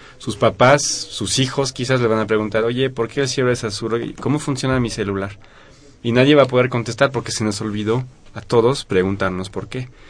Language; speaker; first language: Spanish; non-native, fluent; French